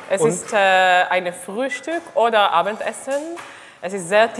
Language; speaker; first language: German; non-native, learner; Hebrew